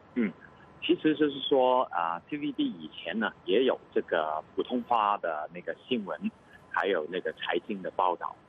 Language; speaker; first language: Chinese; non-native, local second language; Cantonese